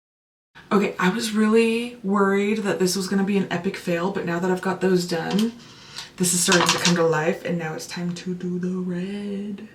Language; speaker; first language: English; native; English